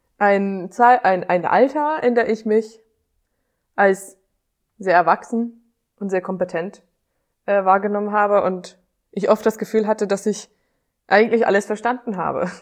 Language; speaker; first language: German; non-native, fluent; Hungarian